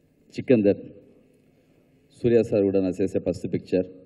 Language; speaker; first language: Telugu; non-native, learner; Tamil